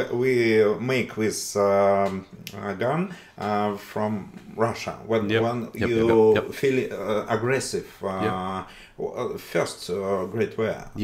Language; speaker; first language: English; non-native, learner; Russian